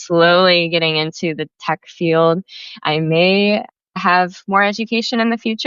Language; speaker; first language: English; native; English